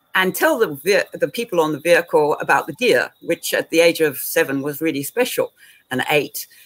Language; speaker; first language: English; native; English